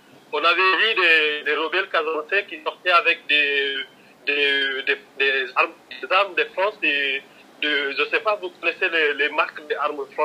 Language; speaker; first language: French; non-native, local second language; Wolof